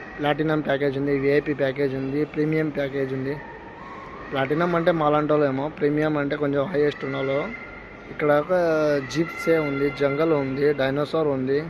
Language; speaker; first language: Telugu; non-native, local second language; Urdu